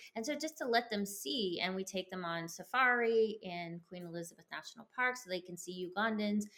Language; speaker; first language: English; native; English